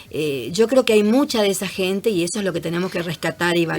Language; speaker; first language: Spanish; native; Spanish